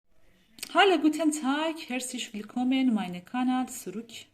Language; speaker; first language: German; non-native, learner; Persian